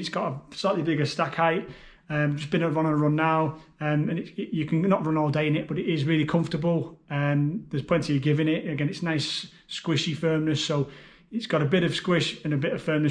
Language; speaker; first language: English; native; English